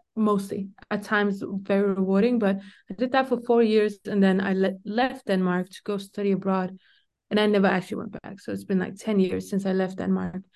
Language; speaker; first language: English; early bilingual, heritage; Danish